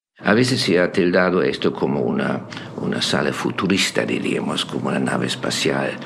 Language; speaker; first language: Spanish; non-native, fluent; German